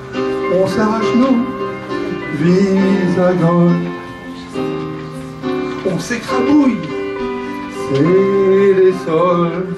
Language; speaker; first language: French; native; French